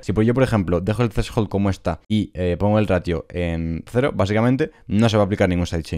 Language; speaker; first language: Spanish; native; Spanish